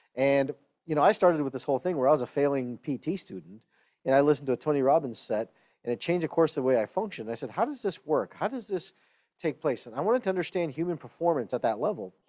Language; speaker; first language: English; early bilingual, other home language; Hindi